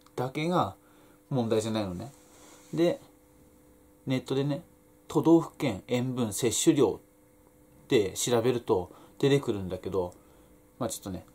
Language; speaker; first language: Japanese; native; Japanese